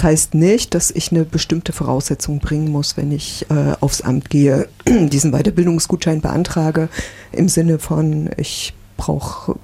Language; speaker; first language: German; native; German